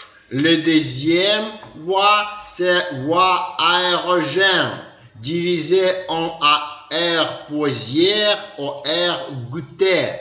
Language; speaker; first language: French; non-native, learner; Ukrainian